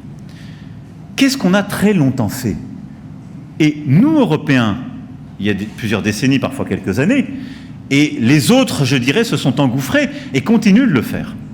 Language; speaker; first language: French; native; French